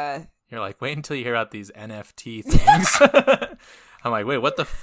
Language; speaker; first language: English; native; English